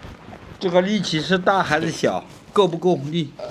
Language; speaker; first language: Chinese; native; Chinese